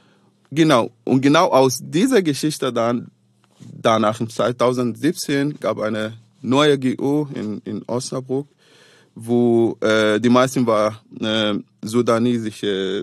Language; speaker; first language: German; non-native, fluent; Arabic